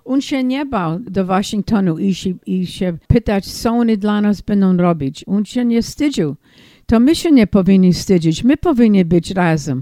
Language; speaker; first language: Polish; early bilingual, heritage; English